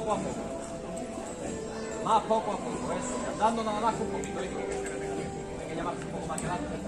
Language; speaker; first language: Spanish; native; Spanish